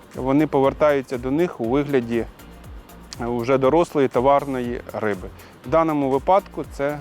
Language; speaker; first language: Ukrainian; native; Ukrainian